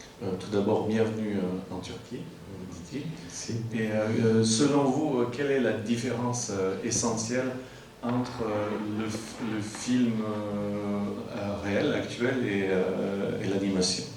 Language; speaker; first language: French; non-native, fluent; Turkish